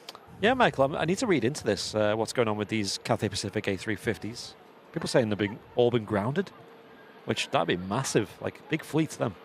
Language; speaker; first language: English; native; English